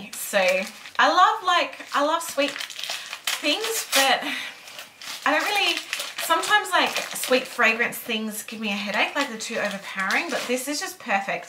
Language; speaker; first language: English; native; English